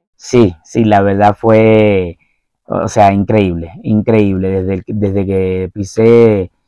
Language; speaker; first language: Spanish; native; Spanish